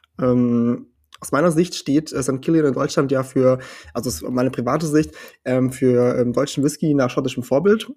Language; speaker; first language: German; early bilingual, heritage; German